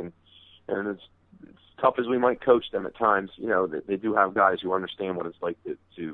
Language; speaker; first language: English; native; English